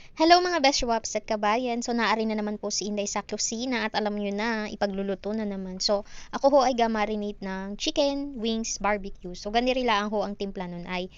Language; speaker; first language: Filipino; native; Filipino